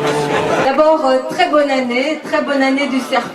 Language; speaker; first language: French; native; French